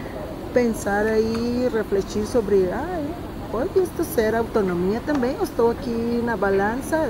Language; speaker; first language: Portuguese; non-native, fluent; Spanish